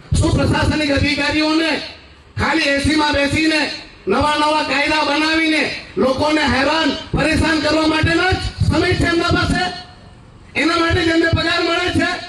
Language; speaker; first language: Gujarati; native; Gujarati